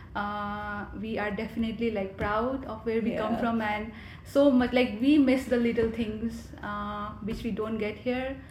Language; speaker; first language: English; non-native, local second language; Nepali